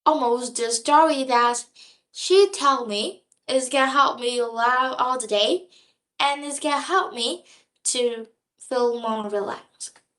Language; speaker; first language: English; non-native, learner; Vietnamese